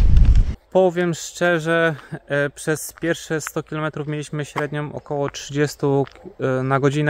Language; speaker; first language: Polish; native; Polish